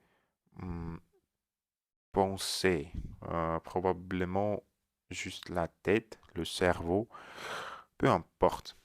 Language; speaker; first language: French; non-native, learner; Russian